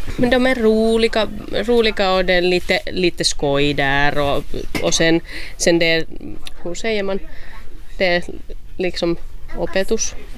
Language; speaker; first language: Swedish; non-native, local second language; Finnish